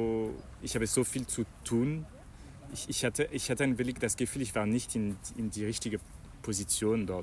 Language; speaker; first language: German; non-native, learner; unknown